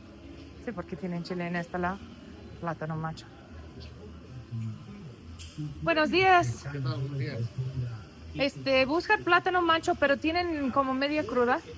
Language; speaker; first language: Spanish; non-native, learner; English